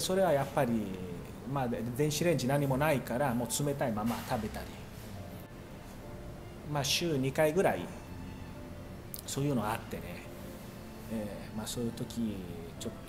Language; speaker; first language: Japanese; non-native, fluent; Italian